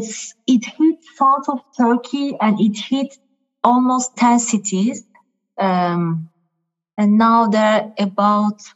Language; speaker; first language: English; non-native, fluent; Turkish